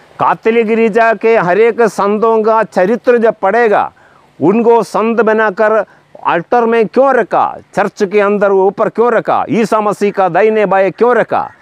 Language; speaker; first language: Hindi; non-native, local second language; Malayalam